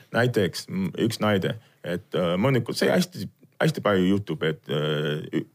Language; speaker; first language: Estonian; non-native, fluent; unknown